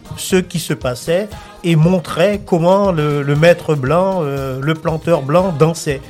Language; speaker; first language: French; native; French